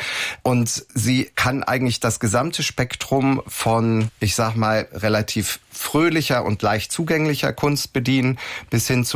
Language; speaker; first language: German; native; German